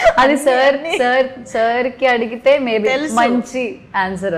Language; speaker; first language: Telugu; non-native, learner; Malayalam